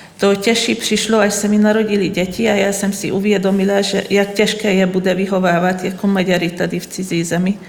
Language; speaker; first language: Czech; non-native, fluent; Hungarian